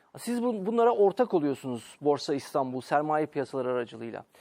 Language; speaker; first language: Turkish; native; Turkish